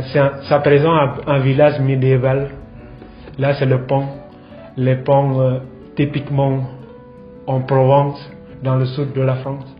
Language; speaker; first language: French; non-native, fluent; Indonesian